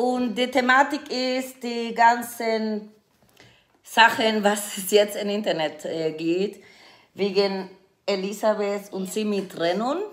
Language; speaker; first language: German; non-native, fluent; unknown